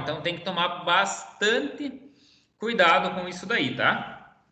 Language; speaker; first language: Portuguese; native; Portuguese